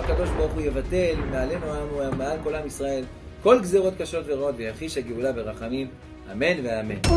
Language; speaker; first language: Hebrew; native; Hebrew